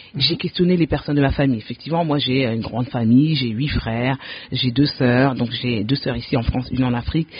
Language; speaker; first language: French; early bilingual, other home language; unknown